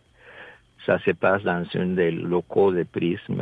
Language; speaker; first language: French; non-native, fluent; Spanish